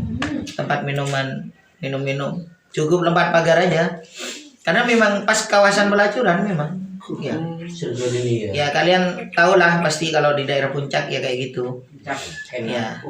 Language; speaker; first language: Indonesian; native; Indonesian